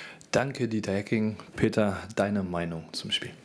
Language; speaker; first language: German; native; German